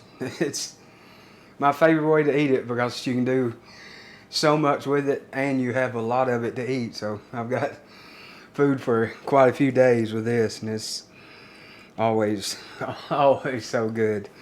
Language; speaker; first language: English; native; English